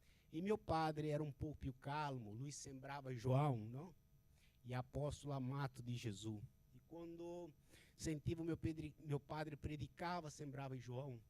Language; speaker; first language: Italian; non-native, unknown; Portuguese